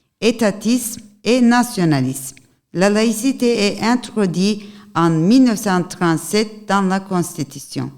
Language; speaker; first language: French; non-native, learner; Turkish